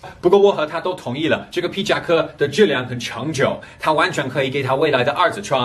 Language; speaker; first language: Chinese; non-native, fluent; English